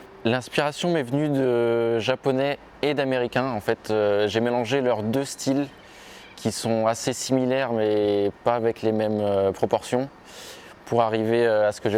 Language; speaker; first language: French; native; French